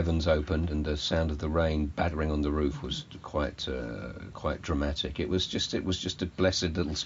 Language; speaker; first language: English; native; English